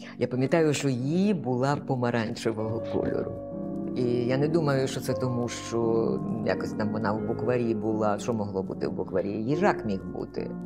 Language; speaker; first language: Ukrainian; native; Ukrainian